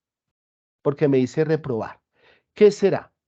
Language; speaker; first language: Spanish; native; Spanish